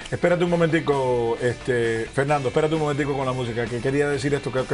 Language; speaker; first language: Spanish; early bilingual, heritage; Spanish